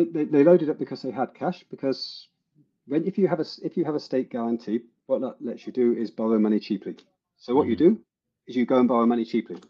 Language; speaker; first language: English; native; English